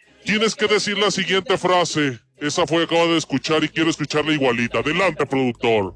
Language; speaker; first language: Spanish; native; Spanish